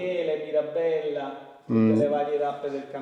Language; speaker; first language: Italian; native; Italian